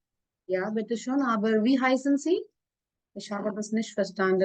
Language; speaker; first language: German; non-native, fluent; Hindi